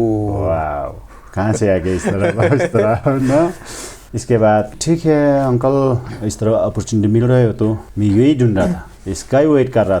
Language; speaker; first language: Hindi; non-native, fluent; Sherpa